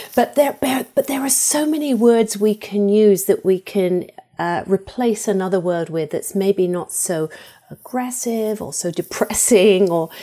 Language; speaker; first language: English; native; English